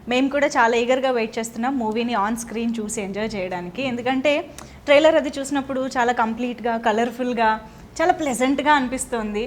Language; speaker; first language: Telugu; native; Telugu